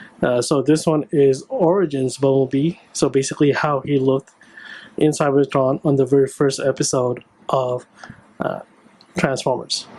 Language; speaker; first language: English; native; English